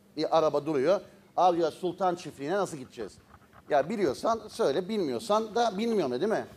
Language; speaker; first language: Turkish; native; Turkish